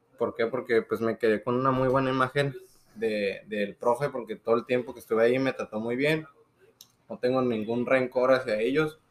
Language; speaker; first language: Spanish; native; Spanish